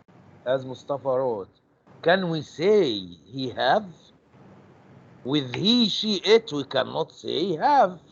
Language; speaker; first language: English; non-native, fluent; Arabic